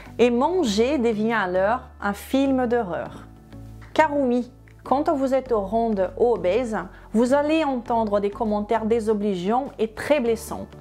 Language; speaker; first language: French; non-native, fluent; Portuguese